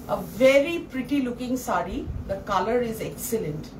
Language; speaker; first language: English; non-native, local second language; Bangla